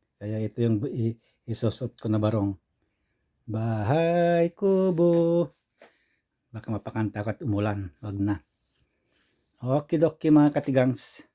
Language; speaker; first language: Filipino; native; Filipino